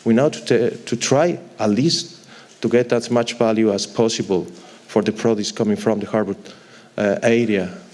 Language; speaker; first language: English; non-native, fluent; Galician